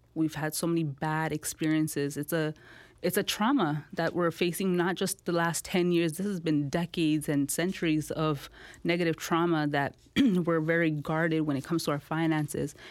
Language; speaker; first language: English; native; English